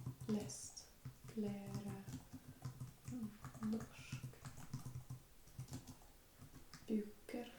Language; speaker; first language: Norwegian; non-native, learner; English